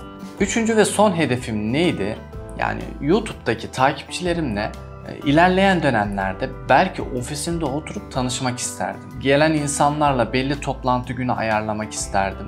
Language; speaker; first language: Turkish; native; Turkish